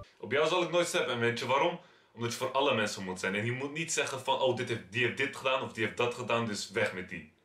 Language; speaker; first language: Dutch; early bilingual, other home language; Turkish